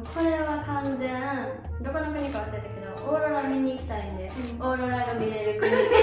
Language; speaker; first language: Japanese; native; Japanese